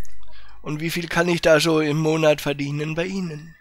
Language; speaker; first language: German; native; German